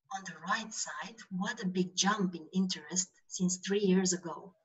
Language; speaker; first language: English; non-native, fluent; Romanian